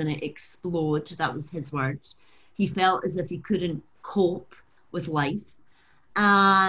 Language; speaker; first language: English; native; English